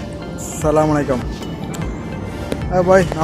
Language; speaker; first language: Hindi; non-native, local second language; Tamil